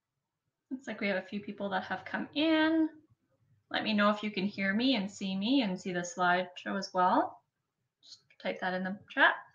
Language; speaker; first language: English; native; English